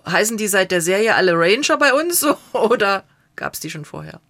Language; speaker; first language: German; native; German